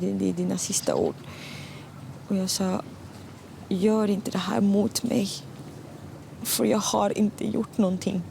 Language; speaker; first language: Swedish; early bilingual, other home language; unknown